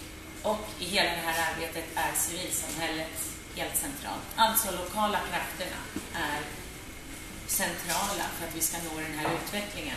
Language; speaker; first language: Swedish; native; Swedish